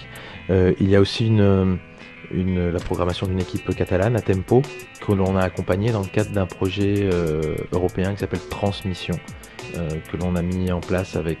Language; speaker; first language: French; native; French